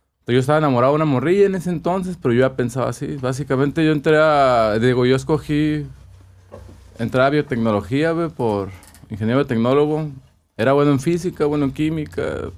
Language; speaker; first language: Spanish; native; Spanish